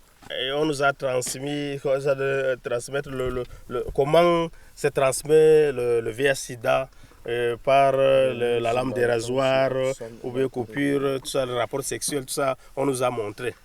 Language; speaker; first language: French; non-native, local second language; Fula